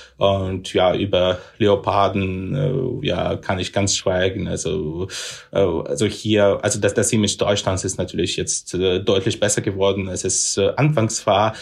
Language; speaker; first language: German; non-native, fluent; Russian